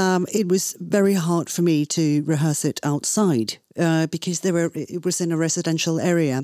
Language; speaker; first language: English; non-native, fluent; Danish